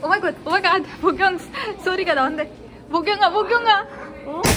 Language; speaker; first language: Korean; non-native, fluent; Hindi